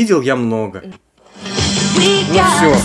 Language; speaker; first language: Russian; native; Russian